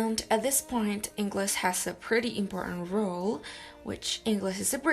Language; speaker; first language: English; non-native, fluent; Indonesian